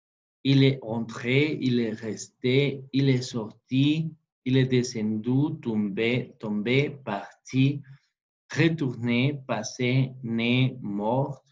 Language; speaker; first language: French; non-native, fluent; Spanish